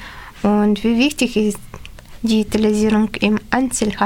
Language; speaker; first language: German; non-native, learner; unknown